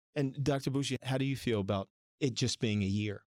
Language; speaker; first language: English; native; English